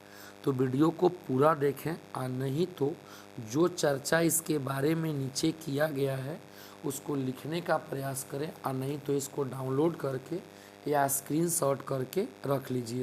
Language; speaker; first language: Hindi; native; Hindi